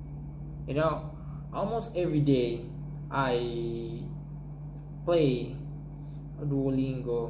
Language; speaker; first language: English; non-native, learner; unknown